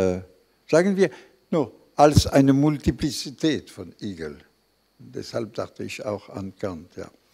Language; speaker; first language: German; non-native, fluent; French